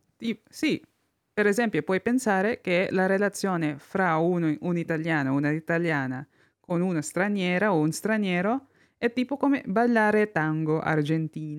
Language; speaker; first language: Italian; non-native, learner; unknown